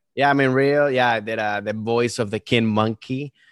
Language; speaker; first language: English; early bilingual, other home language; Spanish